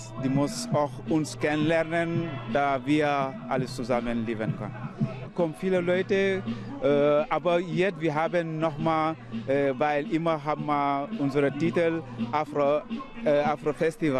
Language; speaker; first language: German; non-native, learner; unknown